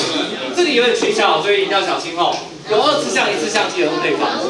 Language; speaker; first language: Chinese; native; Chinese